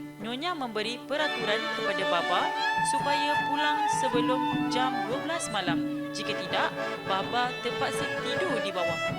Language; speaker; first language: Malay; native; Malay